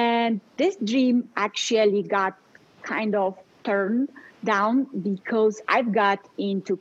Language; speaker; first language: English; non-native, fluent; Polish